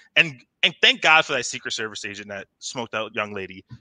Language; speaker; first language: English; native; English